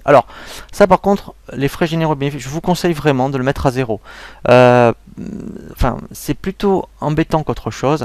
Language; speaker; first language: French; native; French